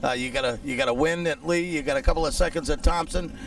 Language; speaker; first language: English; native; English